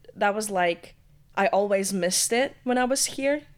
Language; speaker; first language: English; early bilingual, other home language; Latvian